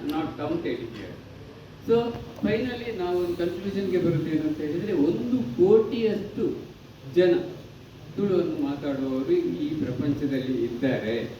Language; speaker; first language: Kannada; non-native, local second language; Tulu